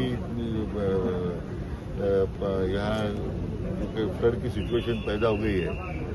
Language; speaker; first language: Hindi; non-native, local second language; Marathi